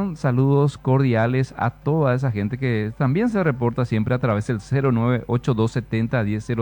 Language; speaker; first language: Spanish; native; Spanish